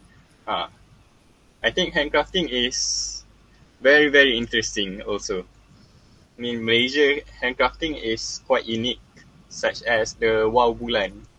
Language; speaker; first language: English; non-native, local second language; Malay